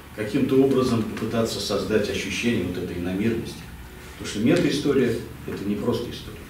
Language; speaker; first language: Russian; native; Russian